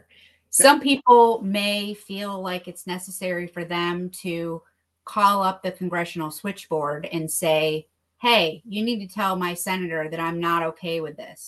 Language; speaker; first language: English; native; English